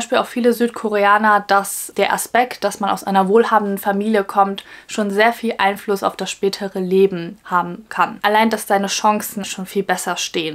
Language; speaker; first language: German; native; German